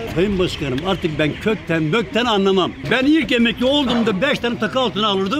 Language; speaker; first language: Turkish; native; Turkish